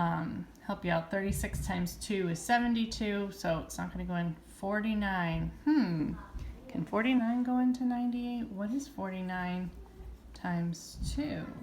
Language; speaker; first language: English; native; English